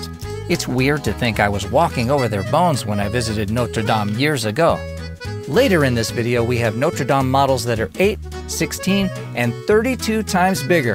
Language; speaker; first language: English; native; English